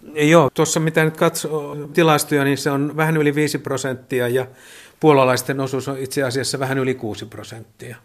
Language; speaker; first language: Finnish; native; Finnish